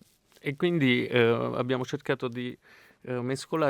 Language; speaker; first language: Italian; native; Italian